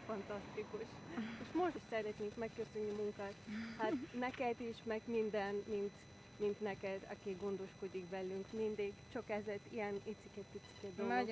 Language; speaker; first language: Hungarian; non-native, learner; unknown